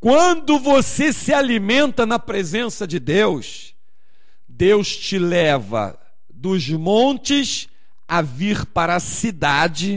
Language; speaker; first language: Portuguese; native; Portuguese